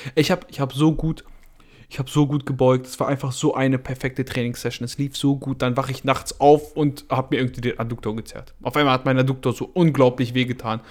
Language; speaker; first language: German; non-native, fluent; Russian